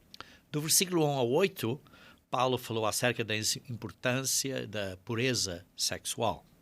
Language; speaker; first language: Portuguese; native; Portuguese